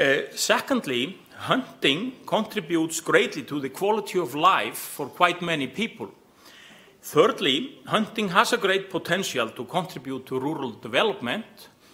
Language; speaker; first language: English; non-native, fluent; Icelandic